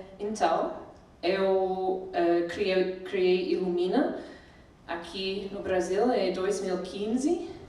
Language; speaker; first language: Portuguese; non-native, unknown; English